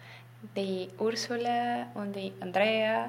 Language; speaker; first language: German; non-native, learner; Spanish